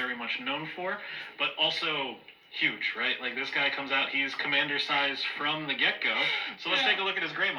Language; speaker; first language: English; native; English